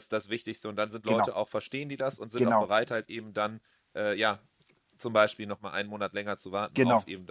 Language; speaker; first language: German; native; German